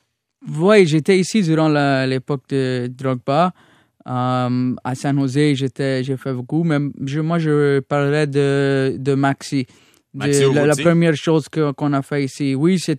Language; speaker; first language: French; non-native, local second language; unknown